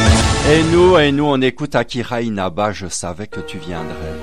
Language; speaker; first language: French; native; French